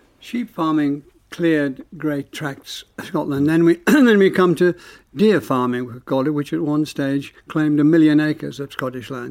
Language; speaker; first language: English; native; English